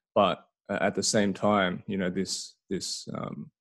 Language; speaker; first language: English; native; English